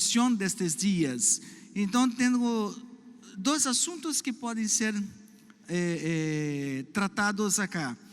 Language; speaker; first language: Spanish; non-native, learner; Portuguese